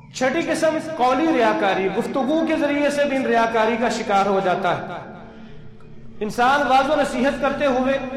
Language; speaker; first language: Urdu; non-native, local second language; Punjabi